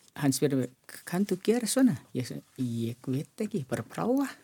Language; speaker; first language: Icelandic; non-native, learner; Thai